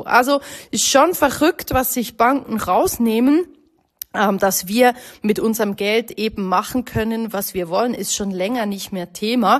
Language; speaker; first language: German; native; German